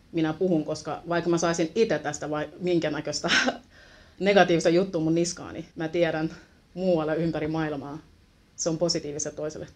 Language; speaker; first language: Finnish; early bilingual, other home language; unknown